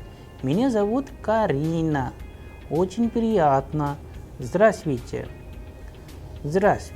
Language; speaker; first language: Russian; non-native, fluent; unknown